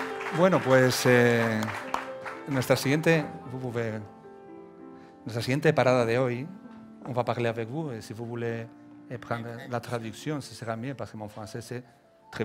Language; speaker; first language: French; non-native, learner; Spanish